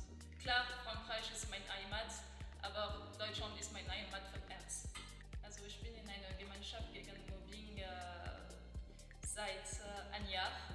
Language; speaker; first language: German; non-native, learner; French